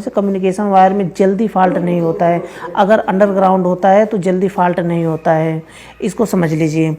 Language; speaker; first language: Hindi; native; Hindi